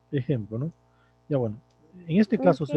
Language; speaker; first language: Spanish; native; Spanish